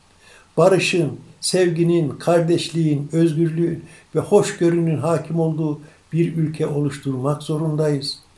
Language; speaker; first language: Turkish; native; Turkish